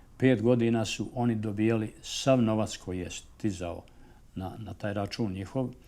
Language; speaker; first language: Bosnian; native; Bosnian